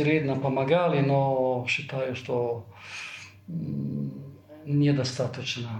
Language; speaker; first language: Russian; non-native, fluent; Italian